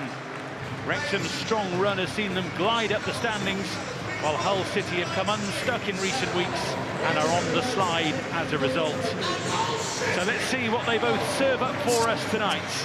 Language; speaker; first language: English; native; English